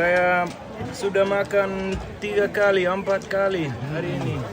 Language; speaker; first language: Indonesian; non-native, learner; English